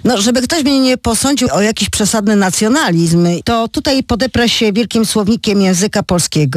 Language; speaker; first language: Polish; native; Polish